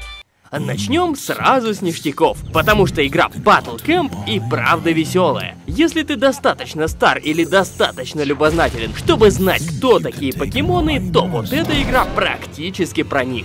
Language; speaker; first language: Russian; native; Russian